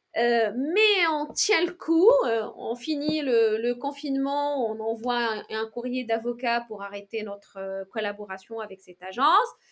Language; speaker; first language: French; non-native, local second language; Arabic